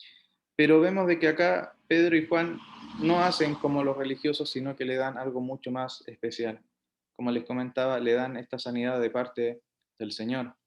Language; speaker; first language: Spanish; native; Spanish